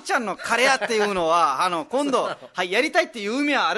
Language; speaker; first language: Japanese; non-native, fluent; Nepali